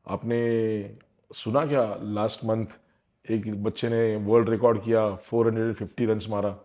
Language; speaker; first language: Hindi; non-native, local second language; Marathi